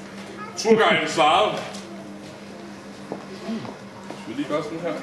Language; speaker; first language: Danish; native; Danish